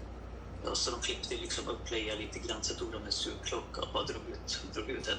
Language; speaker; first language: Swedish; native; Swedish